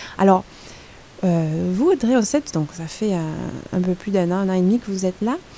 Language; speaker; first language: French; native; French